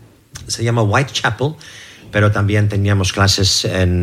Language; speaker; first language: Spanish; non-native, fluent; English